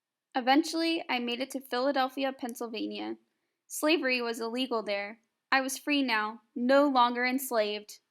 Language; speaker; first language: English; native; English